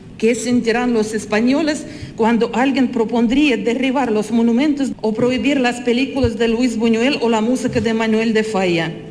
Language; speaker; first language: Spanish; non-native, fluent; Russian